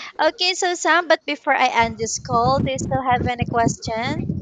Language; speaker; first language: English; non-native, local second language; Filipino